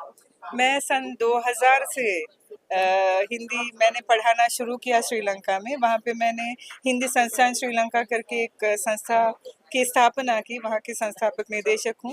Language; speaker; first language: Hindi; non-native, fluent; Sinhala